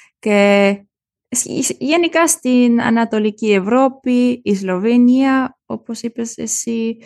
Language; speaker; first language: Greek; early bilingual, heritage; German